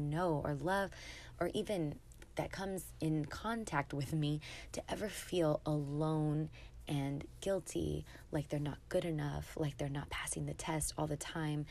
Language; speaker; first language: English; native; English